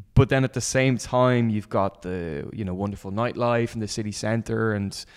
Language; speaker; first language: English; native; English